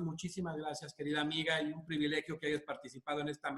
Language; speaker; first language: Spanish; native; Spanish